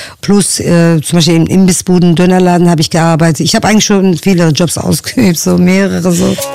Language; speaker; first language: German; early bilingual, other home language; Turkish